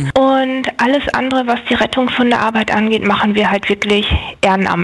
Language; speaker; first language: German; native; German